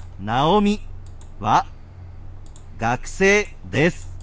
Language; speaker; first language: Japanese; non-native, learner; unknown